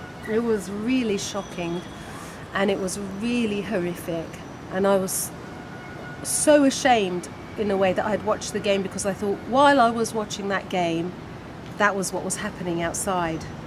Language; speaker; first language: English; native; English